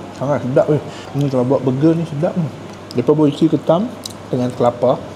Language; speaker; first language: Malay; native; Malay